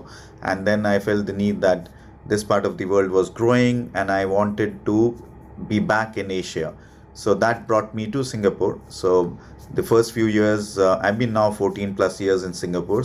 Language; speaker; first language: English; non-native, local second language; Hindi